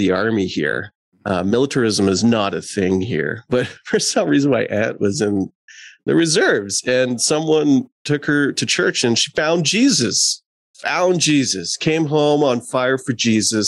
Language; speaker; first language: English; native; English